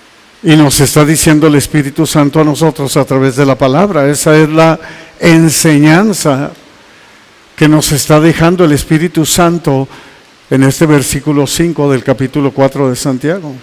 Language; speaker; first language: Spanish; native; Spanish